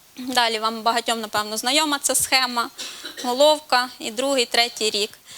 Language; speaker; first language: Ukrainian; native; Ukrainian